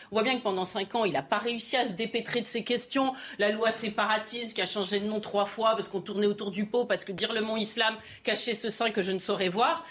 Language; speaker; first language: French; native; French